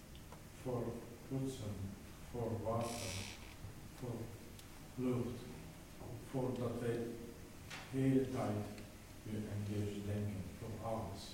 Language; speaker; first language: Dutch; non-native, learner; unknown